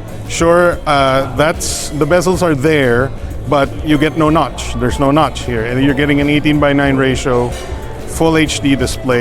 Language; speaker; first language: English; non-native, local second language; Filipino